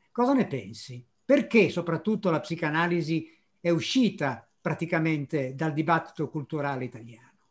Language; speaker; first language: Italian; native; Italian